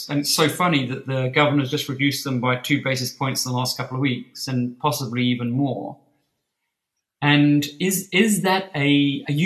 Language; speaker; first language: English; native; English